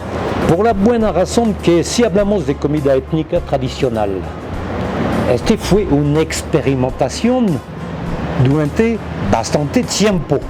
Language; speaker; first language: Spanish; non-native, fluent; French